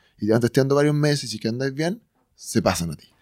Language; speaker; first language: Spanish; native; Spanish